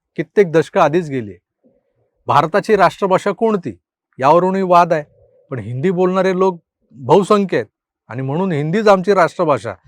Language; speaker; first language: Marathi; native; Marathi